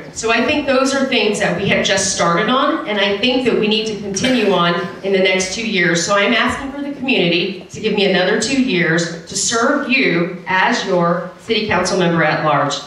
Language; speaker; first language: English; native; English